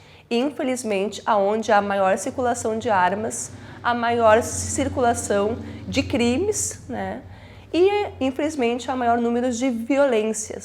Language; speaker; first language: Portuguese; native; Portuguese